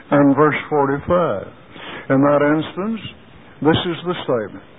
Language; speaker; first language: English; native; English